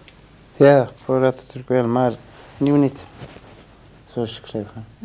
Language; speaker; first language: Dutch; non-native, learner; Turkish